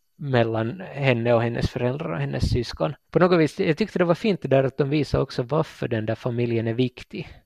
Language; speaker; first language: Swedish; native; Swedish